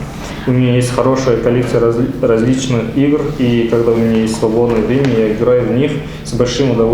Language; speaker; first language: Russian; non-native, local second language; Kazakh